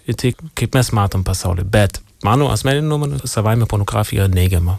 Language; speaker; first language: Lithuanian; non-native, fluent; German